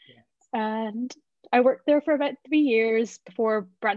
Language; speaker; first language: English; native; English